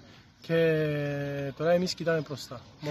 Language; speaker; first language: Greek; non-native, fluent; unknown